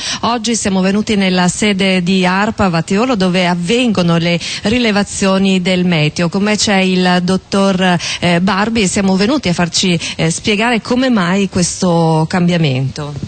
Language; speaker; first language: Italian; native; Italian